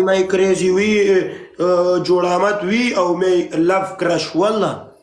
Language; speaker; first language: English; non-native, learner; Pashto